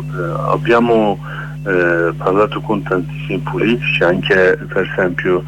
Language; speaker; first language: Italian; non-native, learner; Kurdish